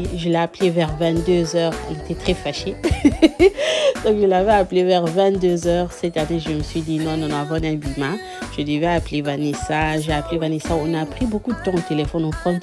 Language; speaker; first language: French; non-native, local second language; Lingala